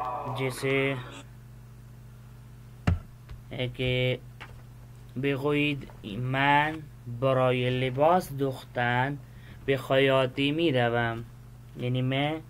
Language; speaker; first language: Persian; non-native, fluent; Urdu